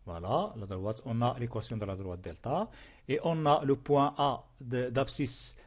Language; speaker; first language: French; non-native, local second language; Arabic